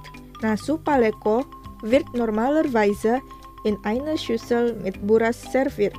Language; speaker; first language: German; non-native, fluent; Indonesian